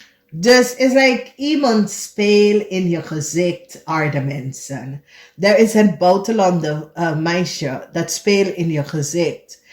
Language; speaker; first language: Dutch; non-native, fluent; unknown